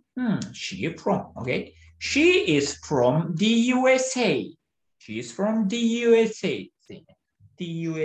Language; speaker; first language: English; non-native, fluent; Turkish